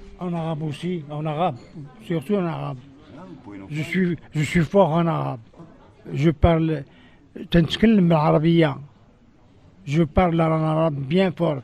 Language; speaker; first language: French; non-native, local second language; Arabic